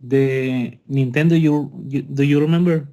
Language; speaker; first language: English; non-native, learner; Spanish